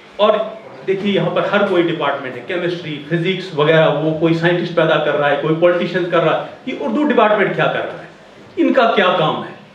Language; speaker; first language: Urdu; non-native, local second language; Kashmiri